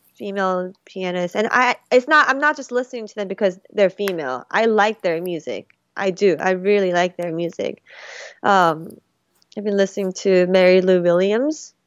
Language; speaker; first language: English; early bilingual, other home language; Korean